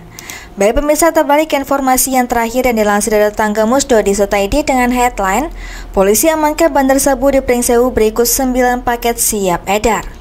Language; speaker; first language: Indonesian; native; Indonesian